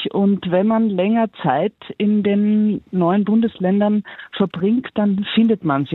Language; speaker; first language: German; native; German